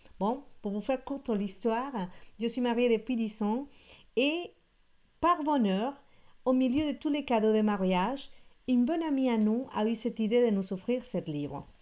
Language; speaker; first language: French; non-native, fluent; Spanish